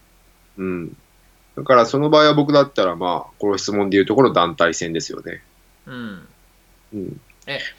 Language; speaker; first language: Japanese; native; Japanese